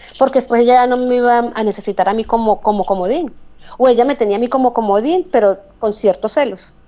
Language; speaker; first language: Spanish; native; Spanish